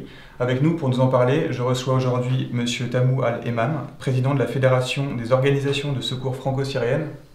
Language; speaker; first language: French; native; French